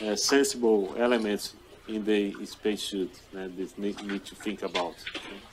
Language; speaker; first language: English; non-native, fluent; Portuguese